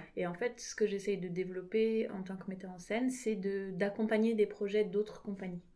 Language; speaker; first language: French; native; French